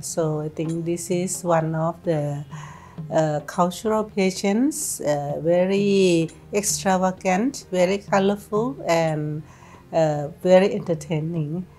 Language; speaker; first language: English; non-native, fluent; Thai